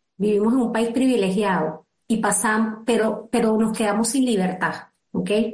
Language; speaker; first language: Spanish; native; Spanish